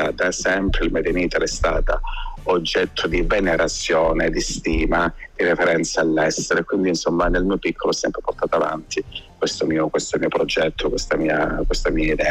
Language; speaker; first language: Italian; native; Italian